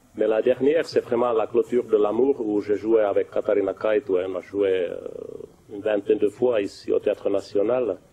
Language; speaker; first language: French; non-native, fluent; Finnish